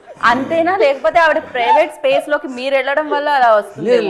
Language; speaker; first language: Telugu; native; Telugu